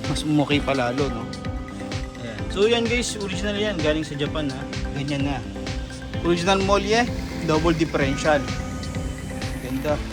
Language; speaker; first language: Filipino; native; Filipino